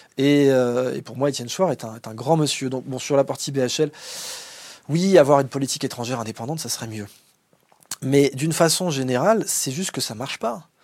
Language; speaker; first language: French; native; French